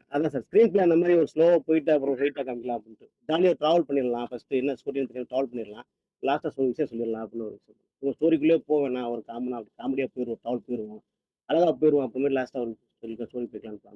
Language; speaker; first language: Tamil; native; Tamil